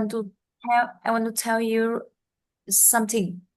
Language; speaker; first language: English; non-native, learner; Vietnamese